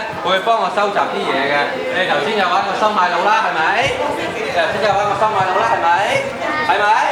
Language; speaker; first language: Cantonese; native; Cantonese